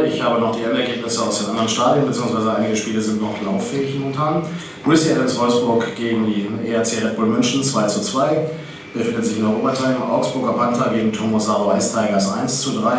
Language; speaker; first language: German; native; German